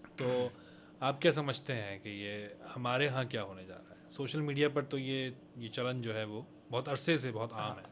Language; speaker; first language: Urdu; native; Urdu